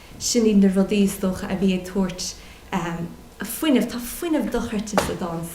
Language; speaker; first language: Irish; non-native, local second language; English